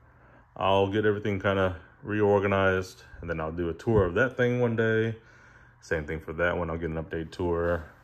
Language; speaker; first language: English; native; English